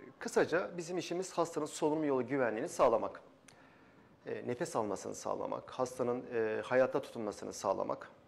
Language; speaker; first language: Turkish; early bilingual, other home language; Kazakh